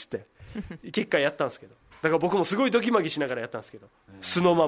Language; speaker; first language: Japanese; native; Japanese